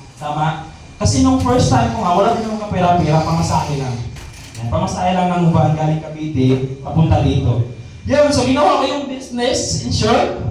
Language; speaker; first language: Filipino; non-native, local second language; Masbatenyo